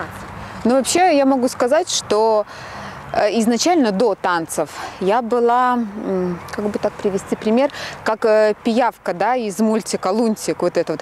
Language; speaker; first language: Russian; native; Russian